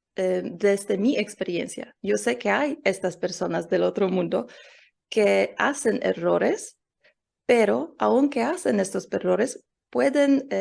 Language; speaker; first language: Spanish; non-native, learner; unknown